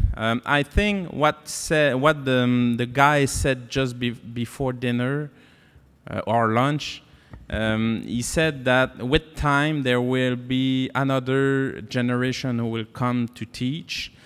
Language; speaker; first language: English; non-native, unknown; French